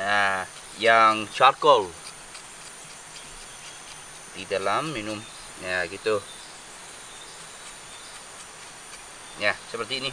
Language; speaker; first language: Indonesian; non-native, learner; English